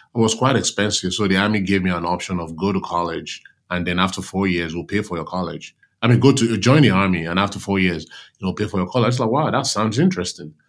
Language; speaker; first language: English; non-native, local second language; Yoruba